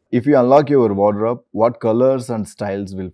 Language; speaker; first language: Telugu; native; Telugu